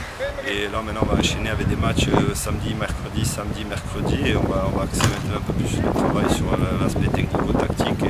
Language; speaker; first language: French; native; French